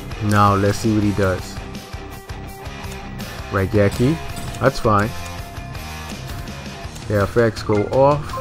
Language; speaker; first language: English; native; English